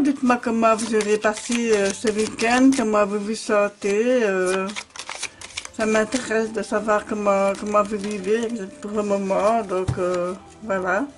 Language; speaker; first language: French; native; French